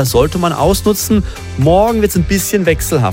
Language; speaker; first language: German; native; German